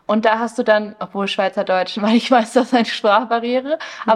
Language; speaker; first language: German; early bilingual, other home language; Spanish